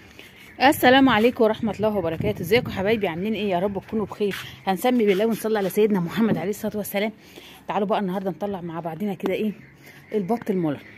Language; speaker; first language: Arabic; native; Arabic